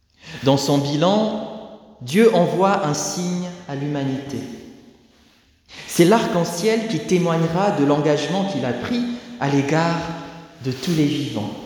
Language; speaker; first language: French; native; French